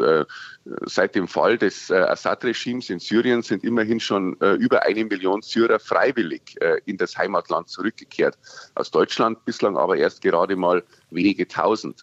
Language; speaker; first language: German; native; German